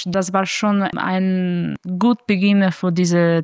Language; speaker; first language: German; non-native, fluent; Italian